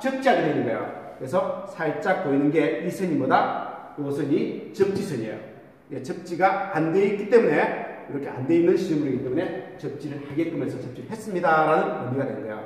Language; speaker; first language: Korean; native; Korean